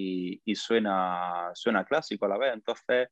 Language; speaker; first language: Spanish; native; Spanish